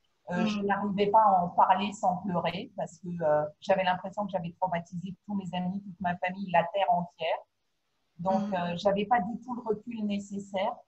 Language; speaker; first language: French; native; French